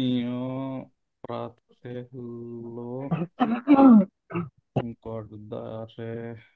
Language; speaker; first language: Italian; non-native, learner; Bangla